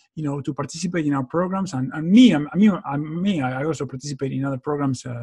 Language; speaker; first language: English; non-native, fluent; Spanish